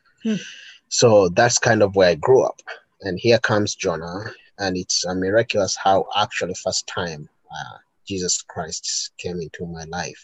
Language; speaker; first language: English; non-native, local second language; Ganda